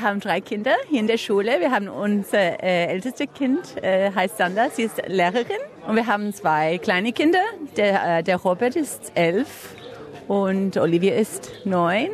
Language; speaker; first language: German; non-native, learner; English